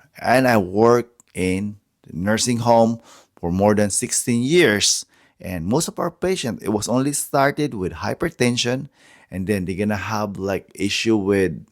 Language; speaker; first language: English; non-native, fluent; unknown